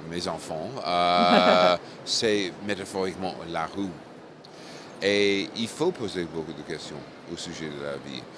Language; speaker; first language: French; non-native, fluent; English